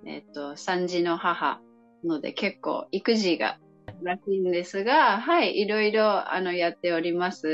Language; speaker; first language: Japanese; non-native, fluent; English